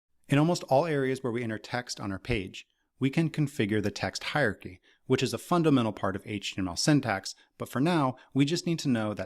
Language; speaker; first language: English; native; English